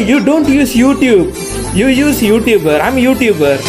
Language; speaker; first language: English; non-native, learner; Tamil